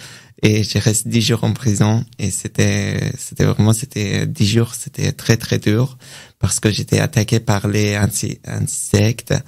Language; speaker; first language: French; non-native, learner; Persian